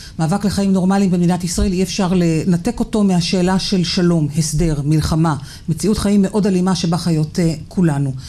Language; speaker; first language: Hebrew; native; Hebrew